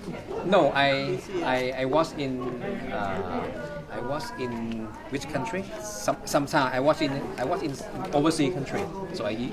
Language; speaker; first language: English; non-native, fluent; Thai